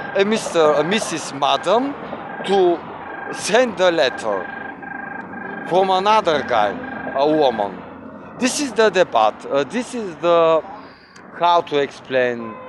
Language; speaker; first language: English; non-native, learner; Bulgarian